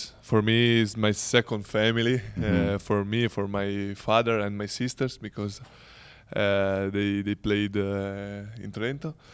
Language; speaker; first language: English; non-native, learner; Italian